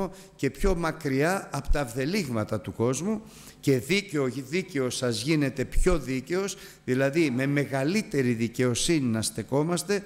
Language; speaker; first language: Greek; native; Greek